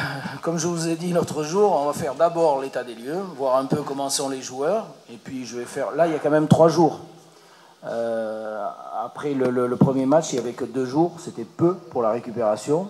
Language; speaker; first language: French; native; French